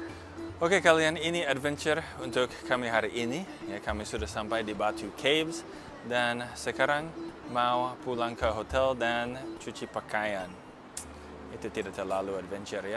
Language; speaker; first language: Indonesian; non-native, fluent; English